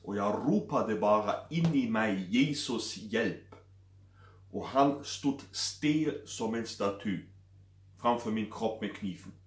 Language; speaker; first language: Swedish; non-native, fluent; German